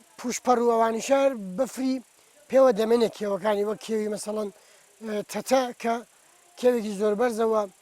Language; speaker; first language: Central Kurdish; non-native, local second language; Gurani